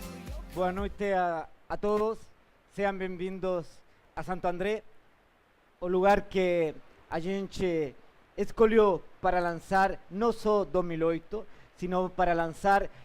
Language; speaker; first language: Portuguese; non-native, learner; Spanish